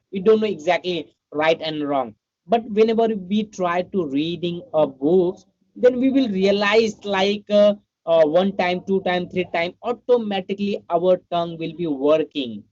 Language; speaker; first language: English; non-native, learner; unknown